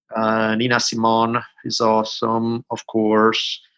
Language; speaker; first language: English; non-native, fluent; Italian